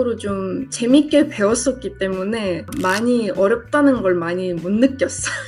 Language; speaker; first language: Korean; non-native, fluent; Estonian